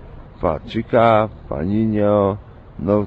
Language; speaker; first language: Spanish; non-native, learner; Polish